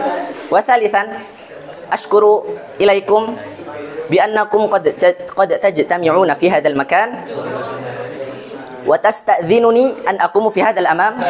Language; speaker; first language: Arabic; non-native, learner; Indonesian